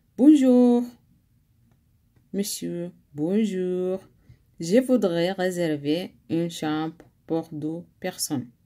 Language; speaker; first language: French; non-native, learner; Arabic